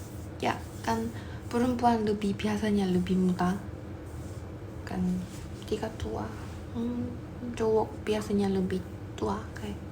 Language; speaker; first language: Indonesian; non-native, fluent; Korean